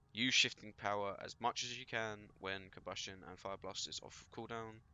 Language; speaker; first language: English; native; English